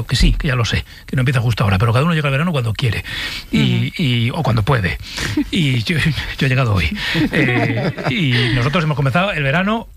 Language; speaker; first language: Spanish; native; Spanish